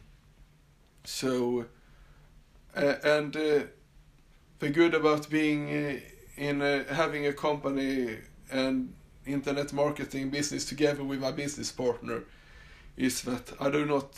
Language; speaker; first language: English; non-native, fluent; Swedish